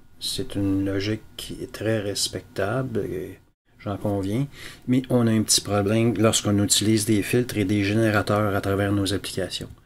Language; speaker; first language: French; native; French